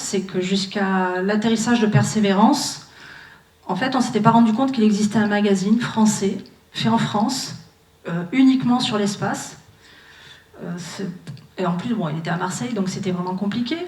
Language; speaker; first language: French; native; French